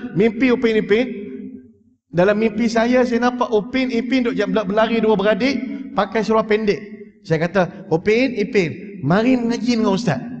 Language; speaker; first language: Malay; early bilingual, heritage; Malay